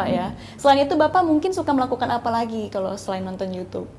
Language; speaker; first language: Indonesian; native; Indonesian